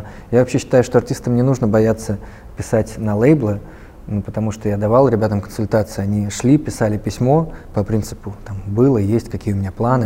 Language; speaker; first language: Russian; native; Russian